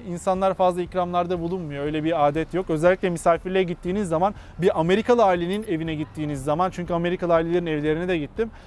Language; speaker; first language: Turkish; native; Turkish